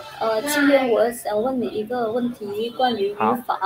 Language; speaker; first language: Chinese; non-native, learner; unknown